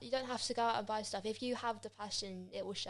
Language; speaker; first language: English; native; English